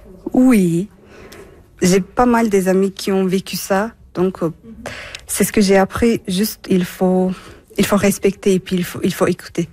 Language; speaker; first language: French; non-native, fluent; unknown